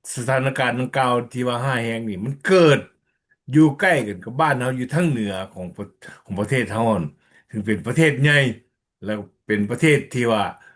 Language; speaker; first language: Lao; native; Lao